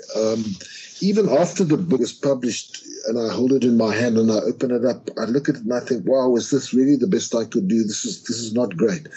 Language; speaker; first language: English; non-native, local second language; Afrikaans